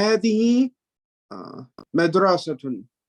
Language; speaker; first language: Arabic; non-native, learner; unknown